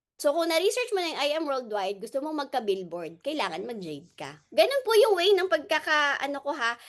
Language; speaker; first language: Filipino; non-native, local second language; Hiligaynon